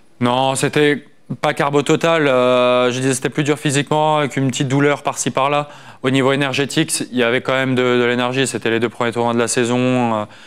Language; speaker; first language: French; native; French